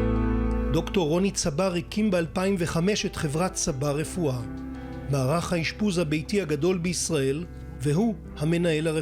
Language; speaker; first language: Hebrew; native; Hebrew